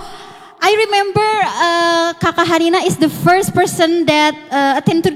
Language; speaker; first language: English; non-native, fluent; Indonesian